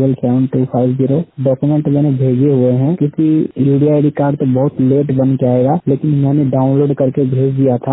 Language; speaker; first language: Hindi; native; Hindi